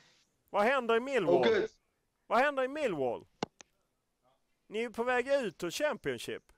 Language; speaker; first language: Swedish; native; Swedish